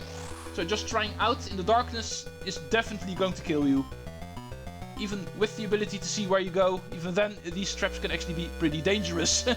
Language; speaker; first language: English; non-native, fluent; Dutch